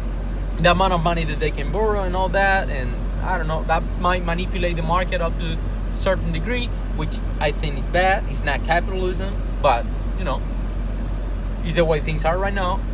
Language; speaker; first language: English; non-native, fluent; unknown